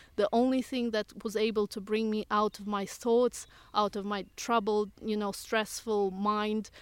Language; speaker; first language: English; non-native, fluent; Russian